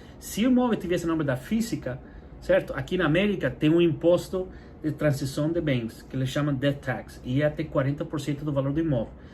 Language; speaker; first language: Portuguese; non-native, fluent; English